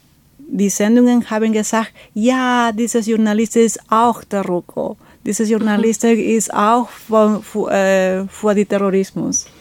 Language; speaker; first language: German; non-native, fluent; Spanish